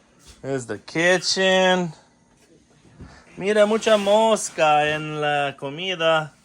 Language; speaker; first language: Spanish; non-native, learner; English